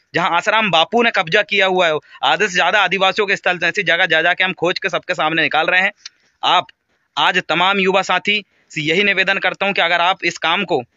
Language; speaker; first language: Hindi; native; Hindi